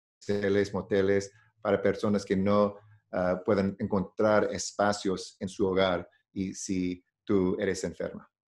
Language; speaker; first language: Spanish; non-native, learner; English